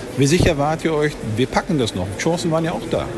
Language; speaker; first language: German; native; German